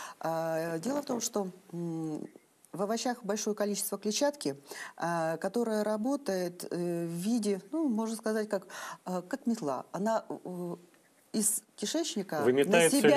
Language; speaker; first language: Russian; native; Russian